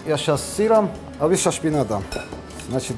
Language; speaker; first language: Polish; non-native, learner; Georgian